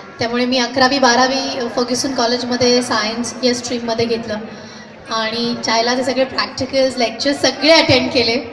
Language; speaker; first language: Marathi; non-native, local second language; Hindi